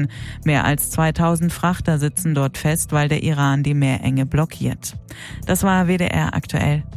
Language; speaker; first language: German; native; German